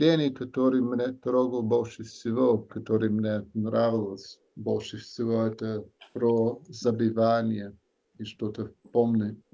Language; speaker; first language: Russian; non-native, learner; English